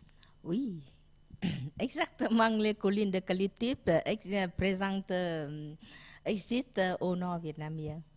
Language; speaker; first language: French; non-native, learner; Vietnamese